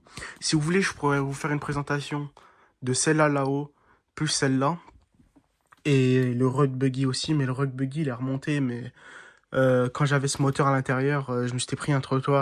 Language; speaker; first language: French; native; French